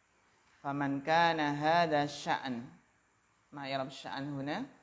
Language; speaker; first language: Arabic; non-native, fluent; Indonesian